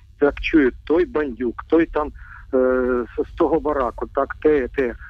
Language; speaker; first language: Ukrainian; native; Ukrainian